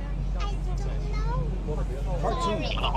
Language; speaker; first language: English; non-native, learner; Chinese